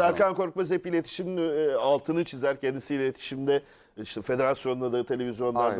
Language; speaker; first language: Turkish; native; Turkish